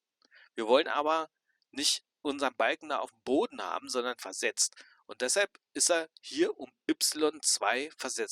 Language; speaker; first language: German; native; German